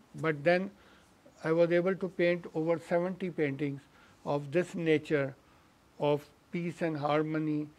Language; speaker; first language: English; non-native, local second language; Urdu